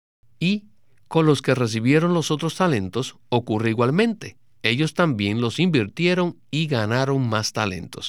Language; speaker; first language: Spanish; native; Spanish